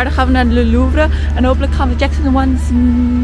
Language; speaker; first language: Dutch; early bilingual, other home language; Chinese